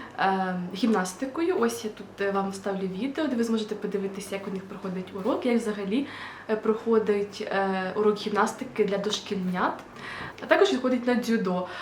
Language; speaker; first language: Ukrainian; non-native, local second language; Russian